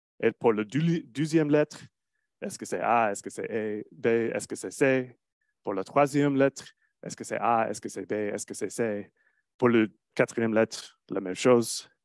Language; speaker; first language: French; non-native, learner; English